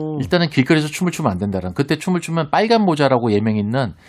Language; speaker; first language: Korean; native; Korean